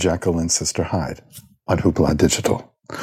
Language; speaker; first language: English; native; English